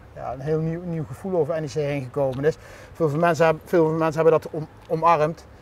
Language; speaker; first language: Dutch; native; Dutch